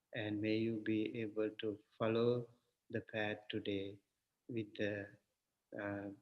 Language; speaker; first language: English; non-native, local second language; Sinhala